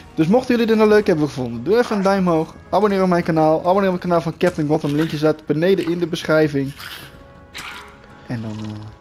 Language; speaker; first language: Dutch; native; Dutch